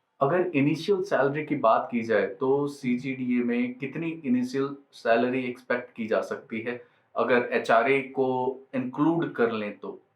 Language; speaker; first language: Hindi; native; Hindi